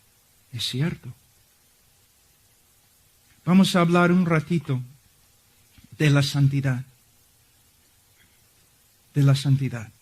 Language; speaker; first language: Spanish; non-native, fluent; English